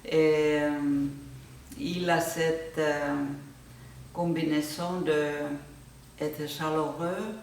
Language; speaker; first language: French; non-native, fluent; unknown